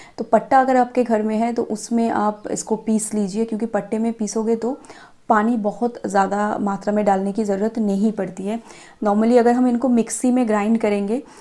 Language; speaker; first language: Hindi; non-native, local second language; Bangla